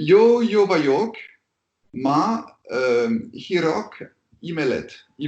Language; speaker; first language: Hungarian; non-native, learner; French